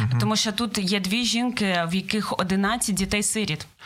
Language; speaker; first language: Ukrainian; native; Ukrainian